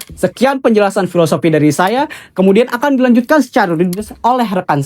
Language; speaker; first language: Indonesian; native; Indonesian